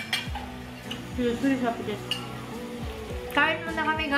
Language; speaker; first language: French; non-native, learner; Filipino